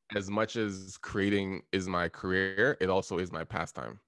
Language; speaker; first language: English; native; English